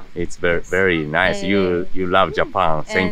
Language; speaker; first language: English; non-native, learner; Japanese